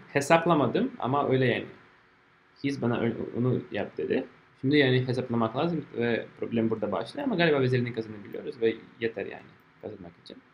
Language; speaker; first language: Turkish; non-native, fluent; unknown